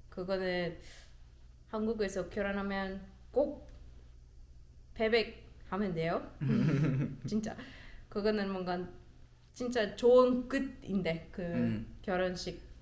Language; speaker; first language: Korean; non-native, learner; German